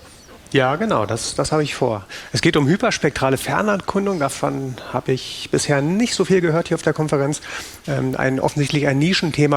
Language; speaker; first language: German; native; German